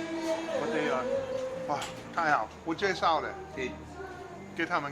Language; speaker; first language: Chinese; non-native, learner; English